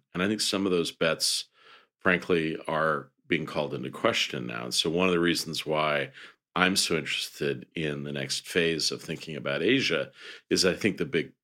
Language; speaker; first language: English; native; English